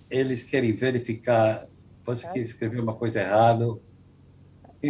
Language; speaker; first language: Portuguese; non-native, fluent; English